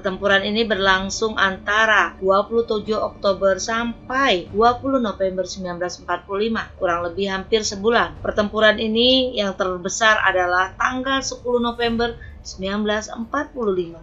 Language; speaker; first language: Indonesian; native; Indonesian